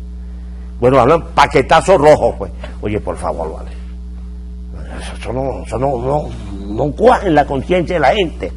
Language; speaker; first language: Spanish; native; Spanish